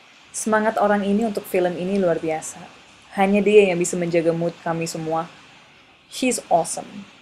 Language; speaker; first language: Indonesian; non-native, fluent; English